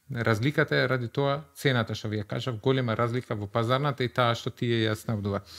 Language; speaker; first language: Macedonian; non-native, local second language; Albanian